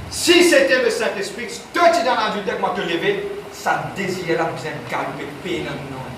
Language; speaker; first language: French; non-native, learner; Morisyen